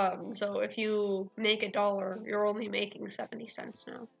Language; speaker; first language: English; native; English